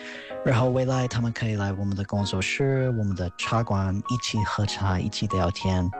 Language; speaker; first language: Chinese; non-native, fluent; English